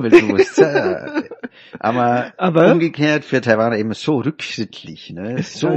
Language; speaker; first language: German; native; German